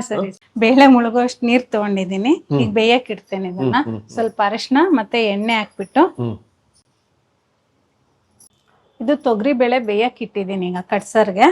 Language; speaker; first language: Kannada; native; Kannada